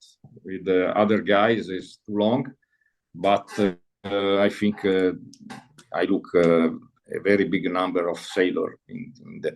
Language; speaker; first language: English; non-native, learner; Italian